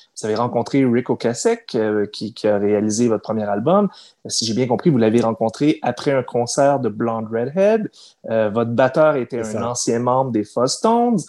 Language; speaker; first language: French; native; French